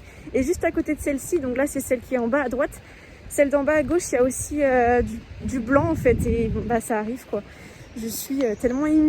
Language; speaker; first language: French; native; French